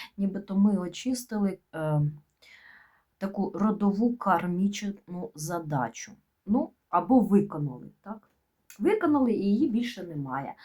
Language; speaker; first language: Ukrainian; non-native, local second language; Russian